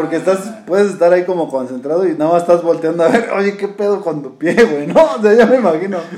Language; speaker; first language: Spanish; native; Spanish